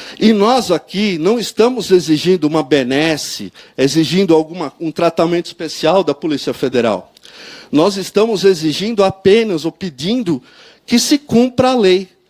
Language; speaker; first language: Portuguese; native; Portuguese